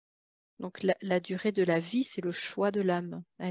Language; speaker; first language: French; native; French